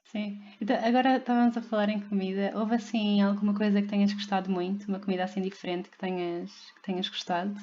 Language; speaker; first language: Portuguese; native; Portuguese